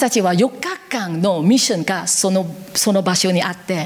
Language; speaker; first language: Japanese; non-native, learner; Korean